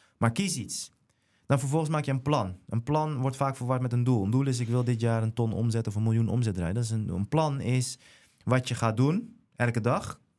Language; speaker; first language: Dutch; native; Dutch